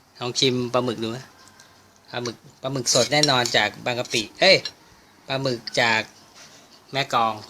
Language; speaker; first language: Thai; native; Thai